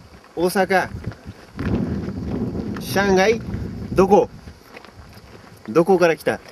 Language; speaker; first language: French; non-native, fluent; Japanese